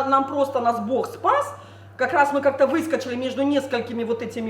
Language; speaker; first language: Russian; native; Russian